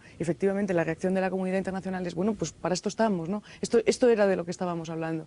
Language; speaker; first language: Spanish; native; Spanish